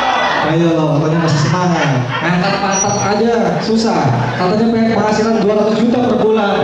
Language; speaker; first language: Indonesian; native; Indonesian